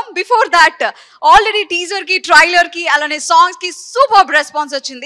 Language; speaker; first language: Telugu; native; Telugu